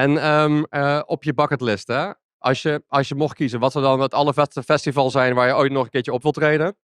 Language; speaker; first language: Dutch; native; Dutch